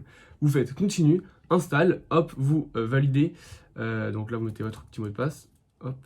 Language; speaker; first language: French; native; French